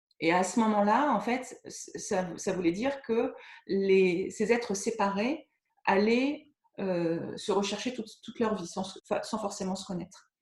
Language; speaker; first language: French; native; French